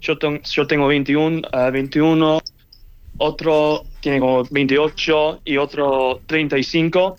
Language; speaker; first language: Spanish; early bilingual, heritage; English